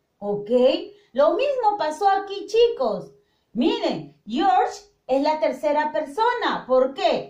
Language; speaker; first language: Spanish; native; Spanish